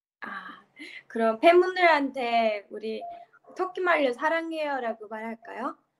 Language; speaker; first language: Korean; non-native, learner; Turkish